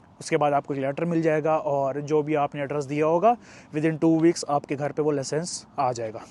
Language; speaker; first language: Urdu; non-native, local second language; Punjabi